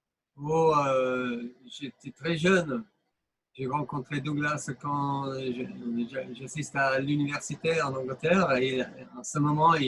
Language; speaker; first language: French; non-native, fluent; English